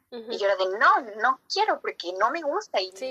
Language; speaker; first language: Spanish; native; Spanish